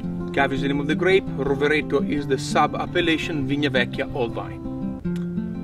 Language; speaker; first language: English; non-native, fluent; Italian